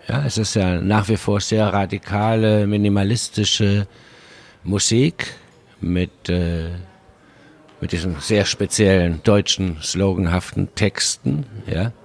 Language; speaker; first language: German; early bilingual, other home language; Spanish